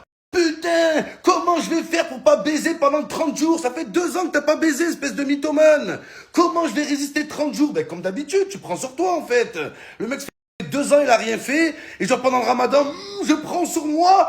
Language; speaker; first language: French; native; French